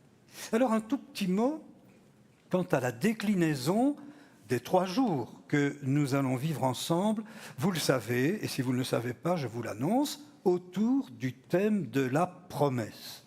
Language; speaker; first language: French; native; French